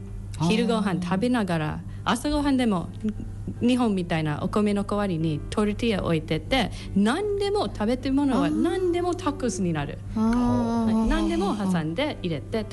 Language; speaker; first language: Japanese; non-native, learner; English